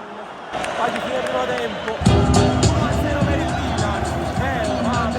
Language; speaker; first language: Italian; native; Italian